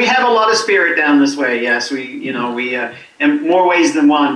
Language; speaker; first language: English; native; English